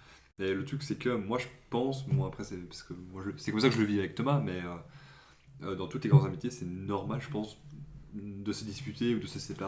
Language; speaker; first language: French; native; French